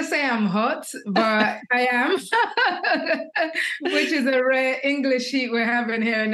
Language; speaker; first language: English; native; English